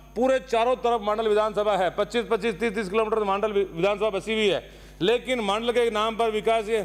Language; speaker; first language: Hindi; native; Hindi